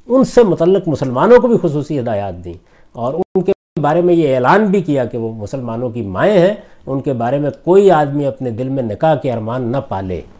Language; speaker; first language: Urdu; non-native, local second language; Punjabi